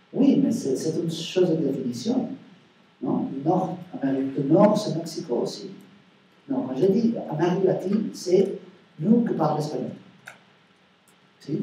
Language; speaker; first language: French; non-native, learner; Spanish